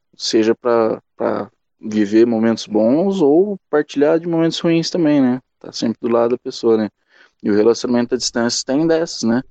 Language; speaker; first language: Portuguese; native; Portuguese